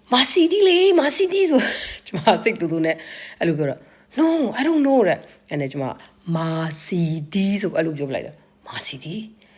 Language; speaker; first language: Burmese; non-native, local second language; Kachin